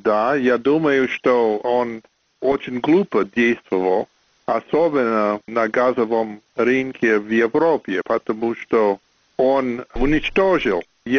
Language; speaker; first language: Russian; non-native, fluent; English